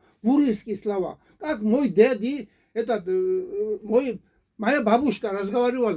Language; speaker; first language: Russian; non-native, fluent; Georgian